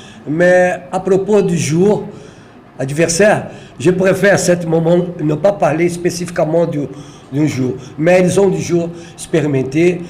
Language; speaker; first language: French; non-native, learner; Portuguese